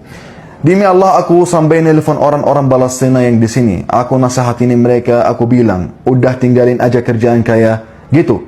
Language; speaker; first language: Indonesian; non-native, fluent; Arabic